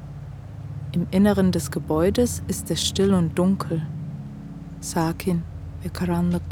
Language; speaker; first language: German; early bilingual, other home language; Turkish